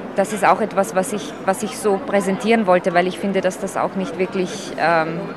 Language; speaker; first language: German; early bilingual, other home language; Slovak